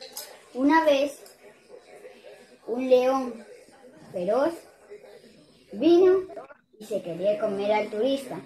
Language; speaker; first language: Spanish; native; Spanish